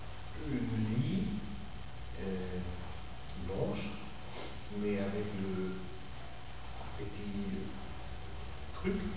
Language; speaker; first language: French; non-native, learner; English